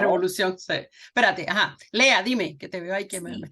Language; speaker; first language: Spanish; native; Spanish